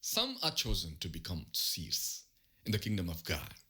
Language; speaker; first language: English; non-native, local second language; Tamil